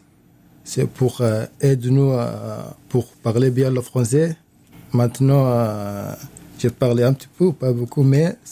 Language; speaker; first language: French; non-native, learner; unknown